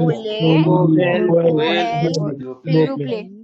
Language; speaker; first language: French; non-native, learner; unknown